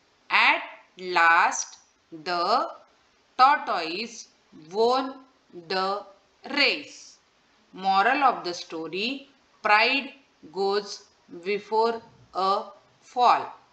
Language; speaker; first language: English; non-native, local second language; Marathi